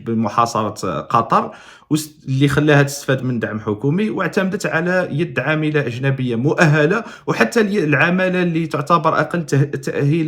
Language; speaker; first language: Arabic; native; Arabic